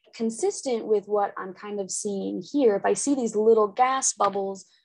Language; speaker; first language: English; native; English